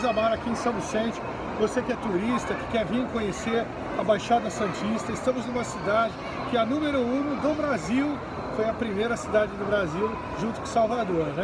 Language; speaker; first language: Portuguese; native; Portuguese